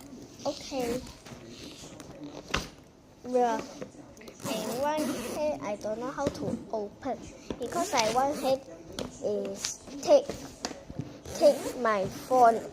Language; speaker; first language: English; non-native, local second language; Chinese